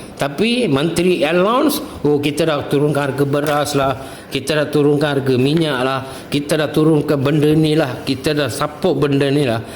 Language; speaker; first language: Malay; non-native, local second language; Tamil